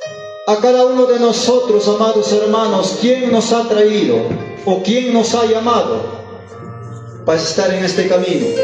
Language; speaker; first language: Spanish; non-native, local second language; Quechua